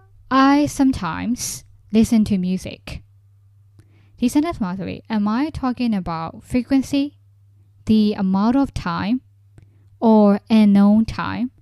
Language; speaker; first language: English; non-native, fluent; Burmese